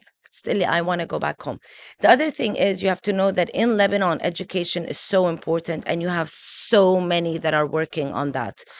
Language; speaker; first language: English; early bilingual, other home language; Arabic